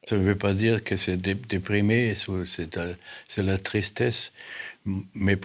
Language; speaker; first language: French; non-native, fluent; German